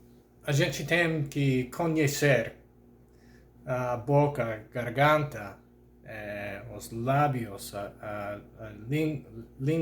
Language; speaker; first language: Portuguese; non-native, learner; English